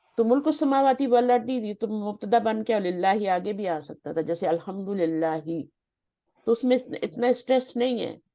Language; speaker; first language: Urdu; native; Urdu